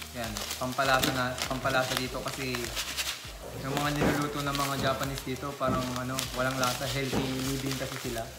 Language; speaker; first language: Filipino; native; Filipino